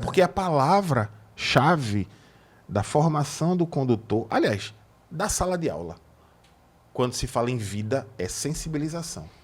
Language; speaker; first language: Portuguese; native; Portuguese